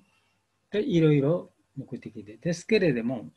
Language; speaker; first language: Japanese; non-native, learner; Bangla